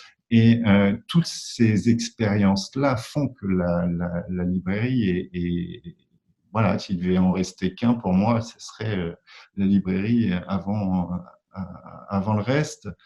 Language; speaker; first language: French; native; French